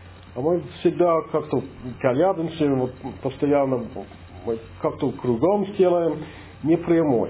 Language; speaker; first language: Russian; non-native, fluent; English